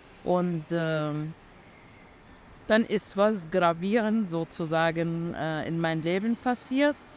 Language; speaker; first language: German; non-native, fluent; Arabic